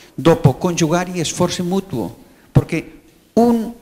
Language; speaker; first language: Italian; non-native, learner; Spanish